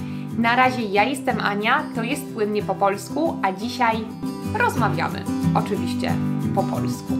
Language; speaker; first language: Polish; native; Polish